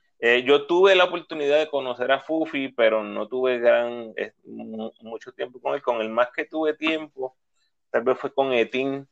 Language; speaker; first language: Spanish; native; Spanish